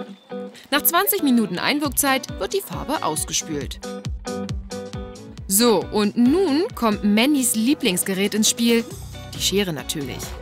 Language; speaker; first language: German; native; German